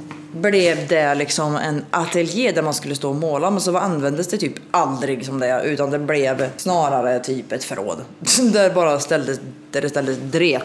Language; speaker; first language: Swedish; native; Swedish